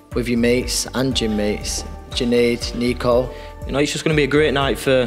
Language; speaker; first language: English; native; English